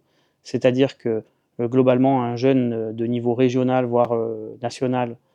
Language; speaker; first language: French; native; French